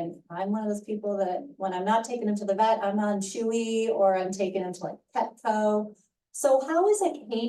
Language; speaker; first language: English; native; English